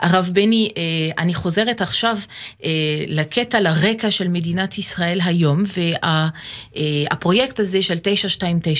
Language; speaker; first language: Hebrew; non-native, fluent; French